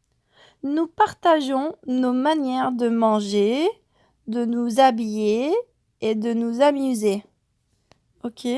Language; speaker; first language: French; non-native, fluent; Spanish